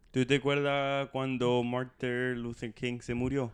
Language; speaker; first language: Spanish; early bilingual, other home language; English